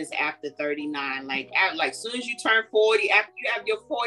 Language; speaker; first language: English; native; English